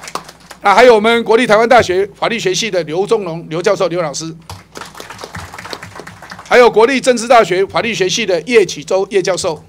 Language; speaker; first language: Chinese; native; Chinese